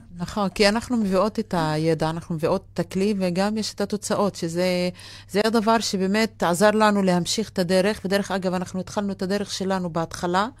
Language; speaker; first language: Hebrew; non-native, local second language; Arabic